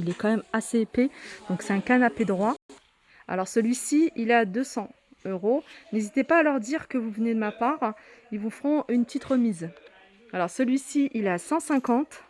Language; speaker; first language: French; native; French